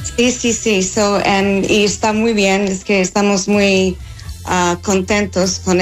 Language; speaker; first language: Spanish; non-native, fluent; English